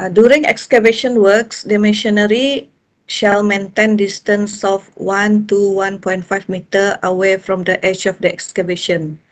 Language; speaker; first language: English; non-native, local second language; Malay